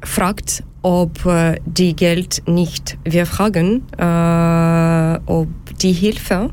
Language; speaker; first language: German; non-native, learner; Ukrainian